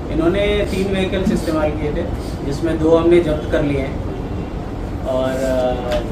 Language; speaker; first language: Hindi; non-native, local second language; Marathi